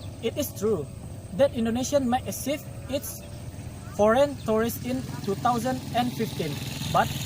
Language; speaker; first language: English; non-native, learner; Indonesian